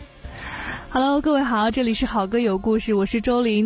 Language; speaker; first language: Chinese; native; Chinese